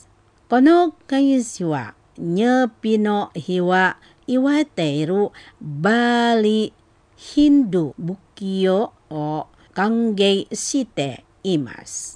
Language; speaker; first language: Japanese; non-native, fluent; Indonesian